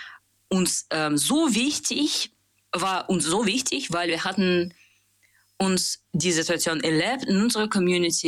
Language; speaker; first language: German; non-native, learner; Russian